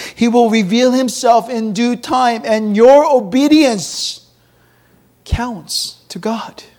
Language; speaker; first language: English; early bilingual, other home language; Korean